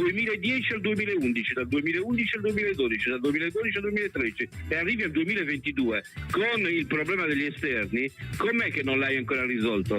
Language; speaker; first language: Italian; native; Italian